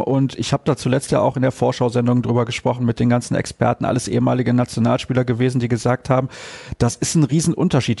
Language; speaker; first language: German; native; German